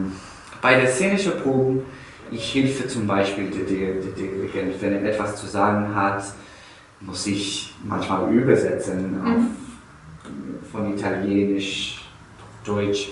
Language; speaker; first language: German; non-native, fluent; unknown